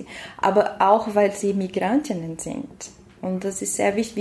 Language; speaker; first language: German; non-native, learner; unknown